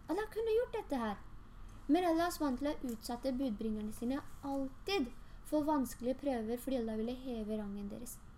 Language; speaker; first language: Norwegian; early bilingual, other home language; Urdu